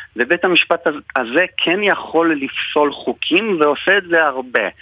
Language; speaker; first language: Hebrew; non-native, fluent; Polish